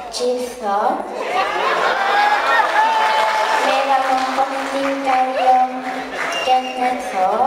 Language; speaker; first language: Nepali; early bilingual, heritage; Nepali